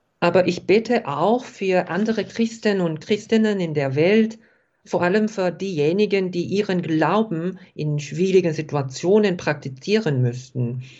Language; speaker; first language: German; non-native, fluent; Korean